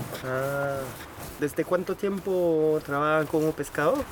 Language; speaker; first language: Spanish; non-native, fluent; French